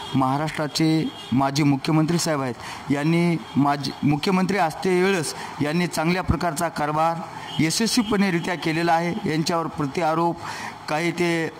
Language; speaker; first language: Marathi; native; Marathi